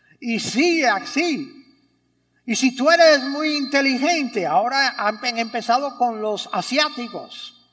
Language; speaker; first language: Spanish; early bilingual, heritage; Spanish